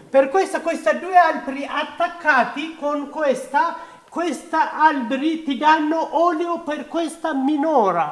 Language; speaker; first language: Italian; non-native, learner; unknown